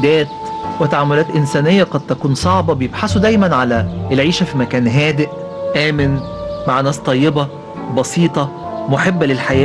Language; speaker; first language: Arabic; native; Arabic